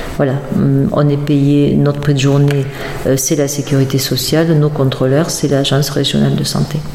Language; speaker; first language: French; native; French